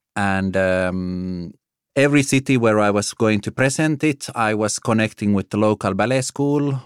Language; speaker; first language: English; non-native, fluent; Finnish